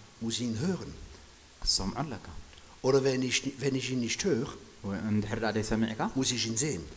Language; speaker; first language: German; non-native, fluent; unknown